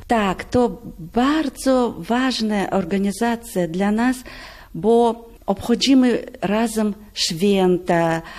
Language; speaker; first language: Polish; non-native, learner; Russian